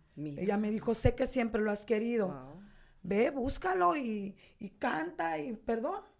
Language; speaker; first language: Spanish; native; Spanish